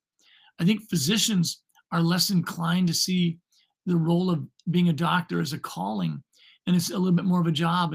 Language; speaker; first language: English; native; English